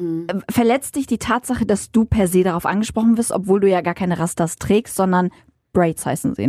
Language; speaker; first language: German; early bilingual, other home language; Arabic